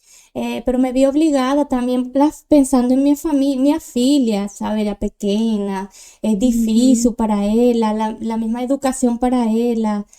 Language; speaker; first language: Portuguese; non-native, learner; Spanish